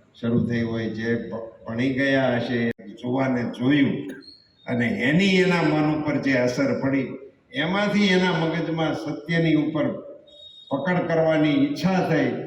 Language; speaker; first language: Gujarati; native; Gujarati